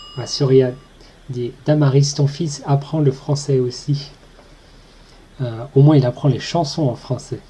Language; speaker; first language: French; native; French